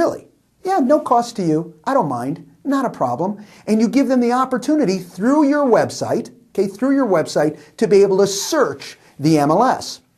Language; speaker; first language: English; native; English